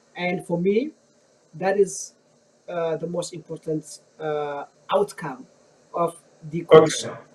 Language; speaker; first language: English; non-native, fluent; Amharic